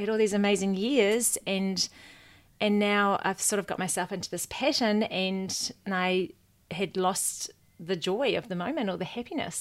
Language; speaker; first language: English; native; English